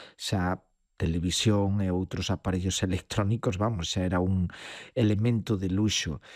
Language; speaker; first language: Galician; native; Galician